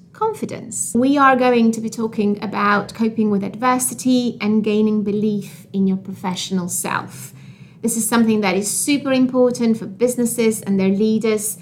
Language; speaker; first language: English; non-native, fluent; Albanian